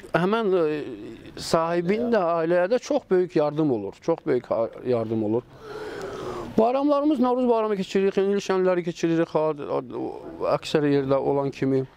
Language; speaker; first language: Azerbaijani; non-native, local second language; Georgian